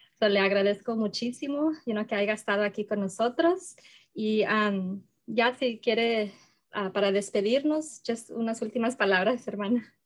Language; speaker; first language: Spanish; early bilingual, heritage; Spanish